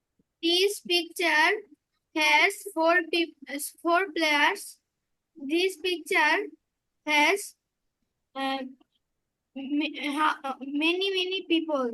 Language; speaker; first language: English; non-native, learner; Bangla